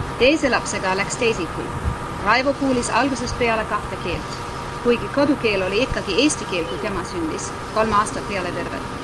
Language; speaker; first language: Estonian; non-native, fluent; English